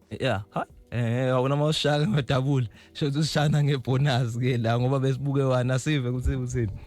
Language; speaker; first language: Zulu; native; Zulu